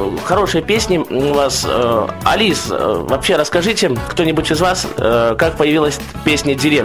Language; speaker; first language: Russian; native; Russian